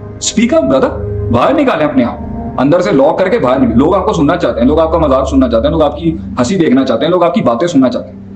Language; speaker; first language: Urdu; non-native, local second language; Punjabi